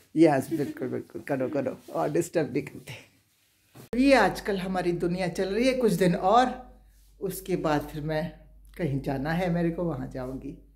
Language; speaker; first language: Hindi; native; Hindi